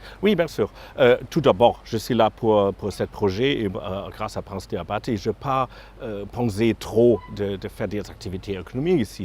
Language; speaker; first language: French; non-native, fluent; German